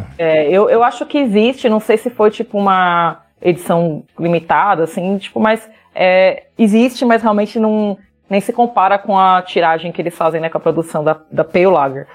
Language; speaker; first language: Portuguese; native; Portuguese